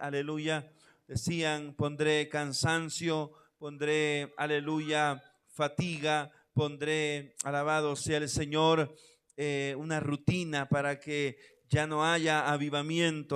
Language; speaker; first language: Spanish; native; Spanish